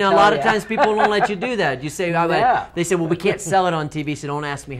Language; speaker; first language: English; native; English